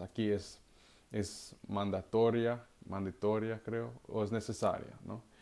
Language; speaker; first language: Spanish; non-native, learner; English